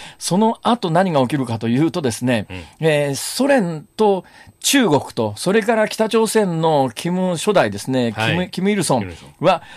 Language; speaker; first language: Japanese; native; Japanese